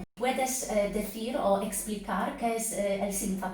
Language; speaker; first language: Spanish; non-native, fluent; Polish